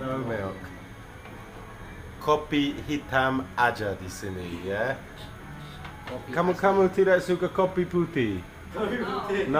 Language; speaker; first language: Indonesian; non-native, learner; English